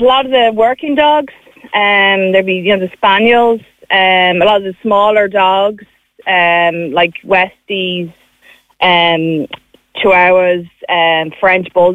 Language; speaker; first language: English; native; English